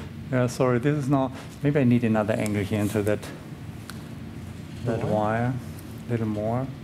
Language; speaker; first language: English; non-native, fluent; German